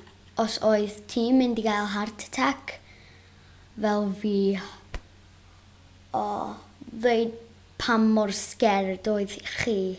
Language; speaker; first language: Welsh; non-native, local second language; English